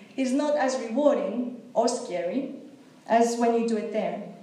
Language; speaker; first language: English; non-native, fluent; Greek